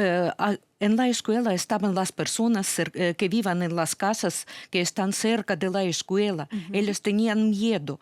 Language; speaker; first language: Spanish; non-native, fluent; Ukrainian